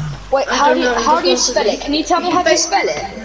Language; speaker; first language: English; native; English